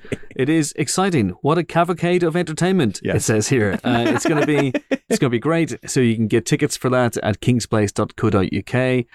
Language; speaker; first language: English; native; English